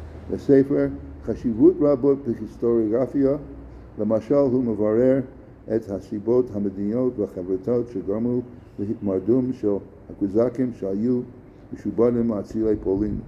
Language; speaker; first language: Hebrew; non-native, fluent; English